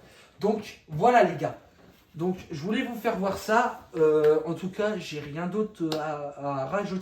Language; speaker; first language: French; native; French